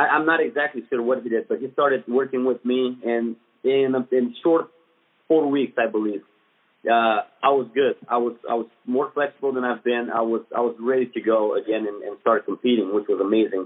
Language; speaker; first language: English; non-native, fluent; Bulgarian